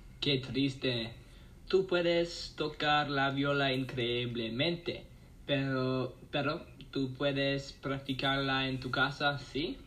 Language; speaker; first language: Spanish; non-native, learner; English